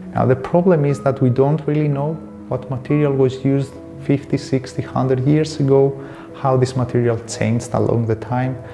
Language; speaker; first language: English; non-native, fluent; Greek